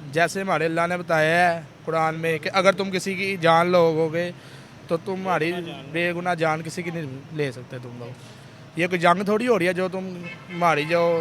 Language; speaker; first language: Urdu; non-native, local second language; Punjabi